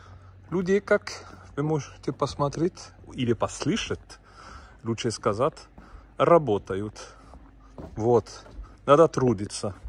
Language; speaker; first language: Russian; non-native, learner; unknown